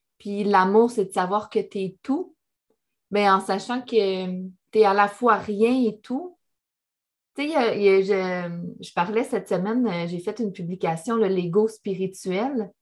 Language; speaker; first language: French; native; French